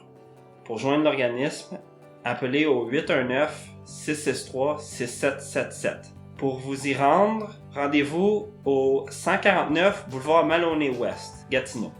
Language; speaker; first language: French; native; French